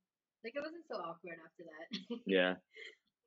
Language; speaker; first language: English; non-native, local second language; Malayalam